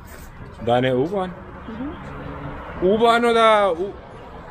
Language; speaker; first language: German; non-native, learner; Urdu